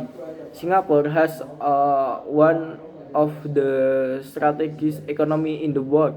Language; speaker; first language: English; non-native, learner; Indonesian